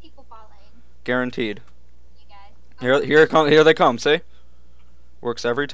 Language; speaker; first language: English; native; English